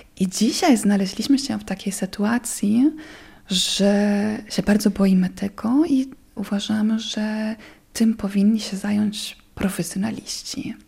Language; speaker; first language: Polish; non-native, fluent; German